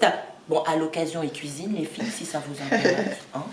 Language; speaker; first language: French; native; French